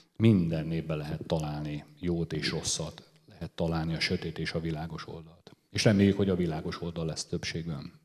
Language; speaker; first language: Hungarian; native; Hungarian